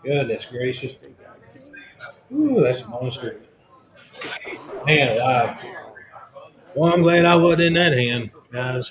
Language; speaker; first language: English; native; English